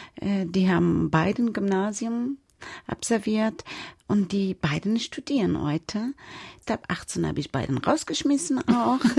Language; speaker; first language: German; non-native, fluent; Persian